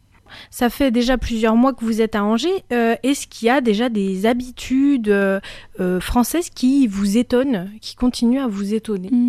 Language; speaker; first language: French; native; French